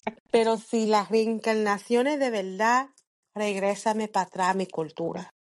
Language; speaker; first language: Spanish; early bilingual, heritage; Spanish